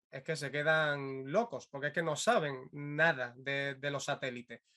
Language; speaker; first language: Spanish; native; Spanish